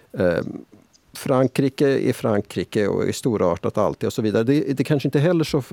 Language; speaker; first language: Swedish; native; Swedish